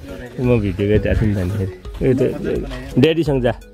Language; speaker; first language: Nepali; native; Nepali